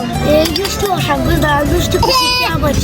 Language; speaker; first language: Romanian; early bilingual, heritage; Romanian